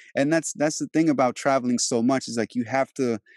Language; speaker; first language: English; early bilingual, other home language; Albanian